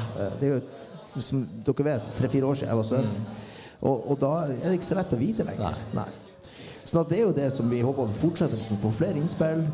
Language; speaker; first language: Norwegian; native; Norwegian